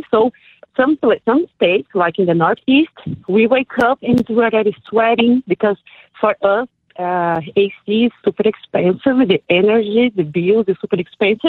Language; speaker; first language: English; non-native, learner; Portuguese